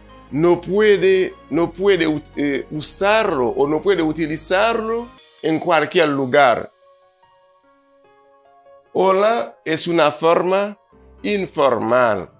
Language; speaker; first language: Spanish; non-native, fluent; Haitian Creole